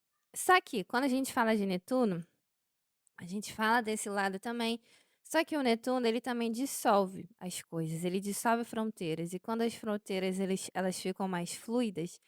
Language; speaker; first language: Portuguese; native; Portuguese